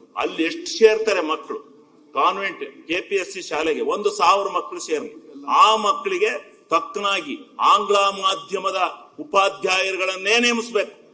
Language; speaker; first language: Kannada; native; Kannada